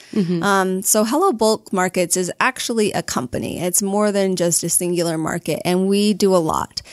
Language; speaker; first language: English; native; English